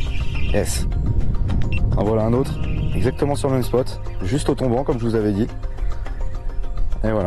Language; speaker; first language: French; native; French